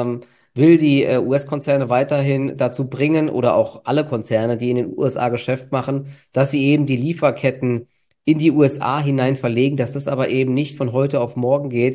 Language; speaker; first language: German; native; German